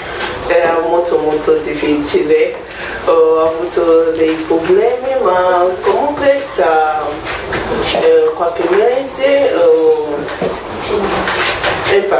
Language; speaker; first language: Italian; non-native, learner; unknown